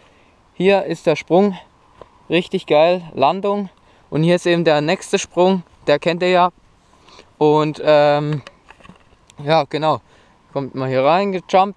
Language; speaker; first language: German; native; German